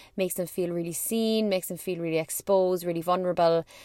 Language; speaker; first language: English; native; English